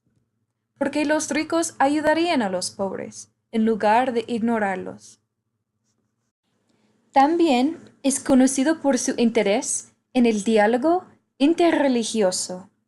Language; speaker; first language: Spanish; non-native, learner; English